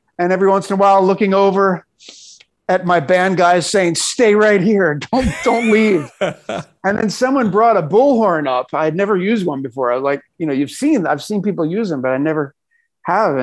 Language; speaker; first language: English; native; English